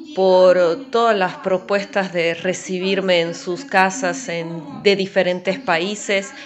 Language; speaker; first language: Spanish; non-native, fluent; Ukrainian